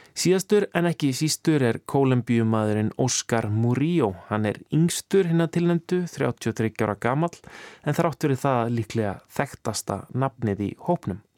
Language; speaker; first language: Icelandic; native; Icelandic